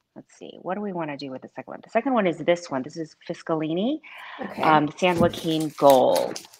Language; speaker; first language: English; native; English